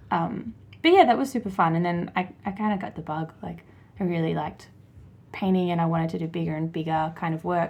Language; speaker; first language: English; native; English